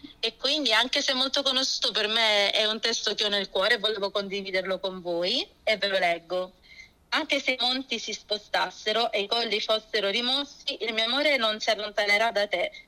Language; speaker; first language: Italian; early bilingual, heritage; Italian